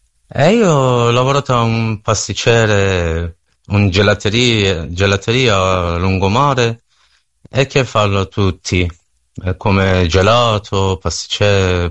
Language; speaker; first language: Italian; non-native, learner; Persian